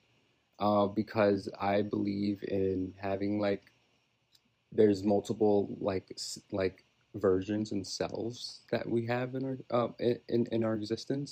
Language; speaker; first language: English; native; English